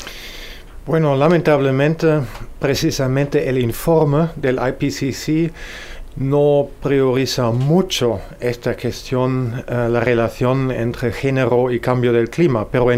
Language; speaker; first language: Spanish; non-native, fluent; German